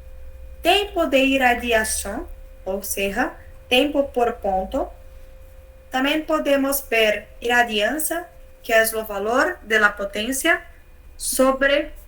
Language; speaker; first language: Spanish; non-native, learner; Portuguese